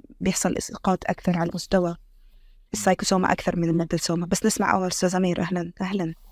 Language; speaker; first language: Arabic; native; Arabic